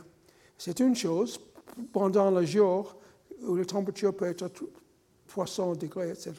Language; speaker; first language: French; non-native, fluent; English